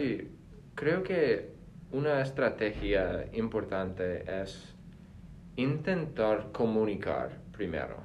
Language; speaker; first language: Spanish; non-native, fluent; English